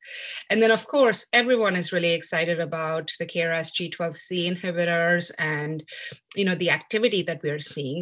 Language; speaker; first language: English; non-native, local second language; Hindi